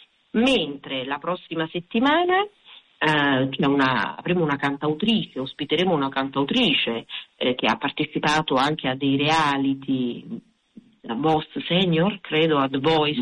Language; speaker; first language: Italian; native; Italian